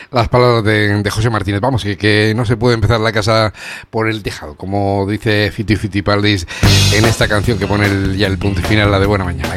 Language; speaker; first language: Spanish; native; Spanish